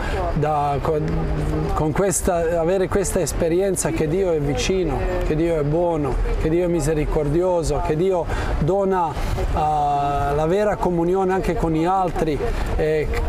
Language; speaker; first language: Italian; non-native, fluent; Croatian